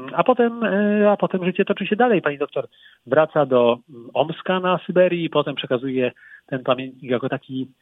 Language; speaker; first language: Polish; native; Polish